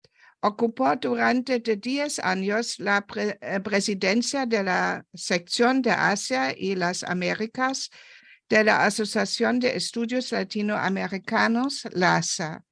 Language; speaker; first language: Spanish; non-native, fluent; German